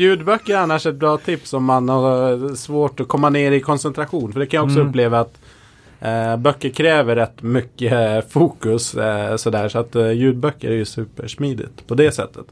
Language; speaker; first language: Swedish; native; Swedish